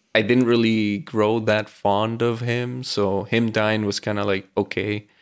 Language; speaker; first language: English; non-native, fluent; Spanish